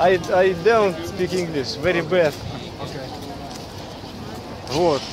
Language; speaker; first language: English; non-native, learner; Russian